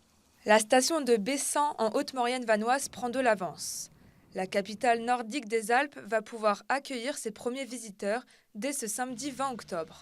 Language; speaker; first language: French; native; French